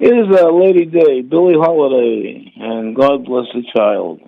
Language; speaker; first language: English; native; English